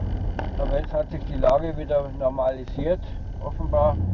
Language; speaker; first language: German; native; German